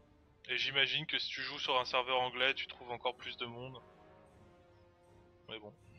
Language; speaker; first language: French; native; French